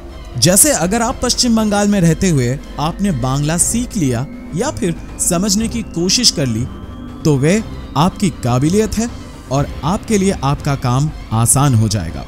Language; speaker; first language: Hindi; non-native, local second language; Bangla